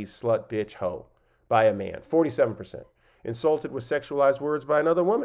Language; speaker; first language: English; native; English